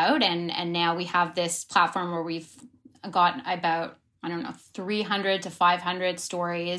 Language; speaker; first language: English; native; English